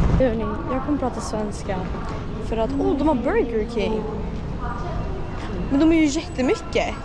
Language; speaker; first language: Swedish; early bilingual, other home language; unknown